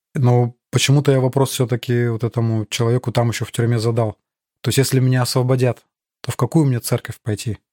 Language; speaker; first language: Russian; native; Russian